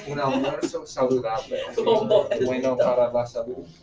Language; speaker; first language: Spanish; non-native, fluent; English